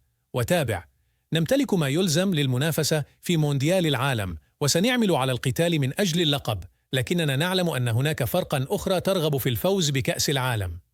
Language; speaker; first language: Arabic; native; Arabic